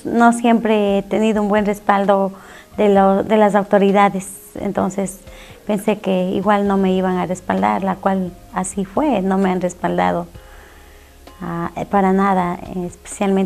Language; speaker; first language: Spanish; native; Spanish